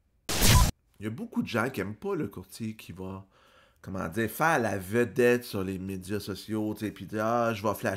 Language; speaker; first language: French; native; French